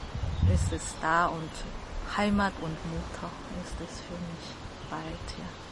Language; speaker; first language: German; non-native, learner; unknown